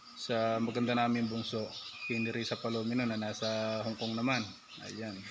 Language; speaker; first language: Filipino; native; Filipino